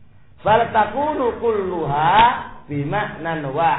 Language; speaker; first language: Arabic; non-native, fluent; Javanese